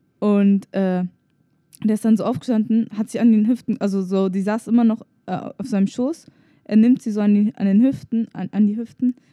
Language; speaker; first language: German; native; German